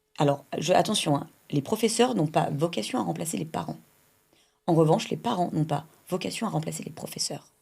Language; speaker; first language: French; native; French